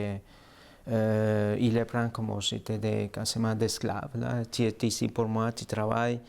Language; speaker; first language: French; native; French